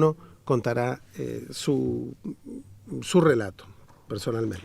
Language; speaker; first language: Spanish; native; Spanish